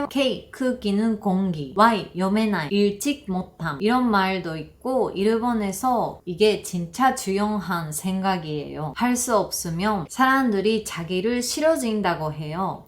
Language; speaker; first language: Korean; non-native, learner; Japanese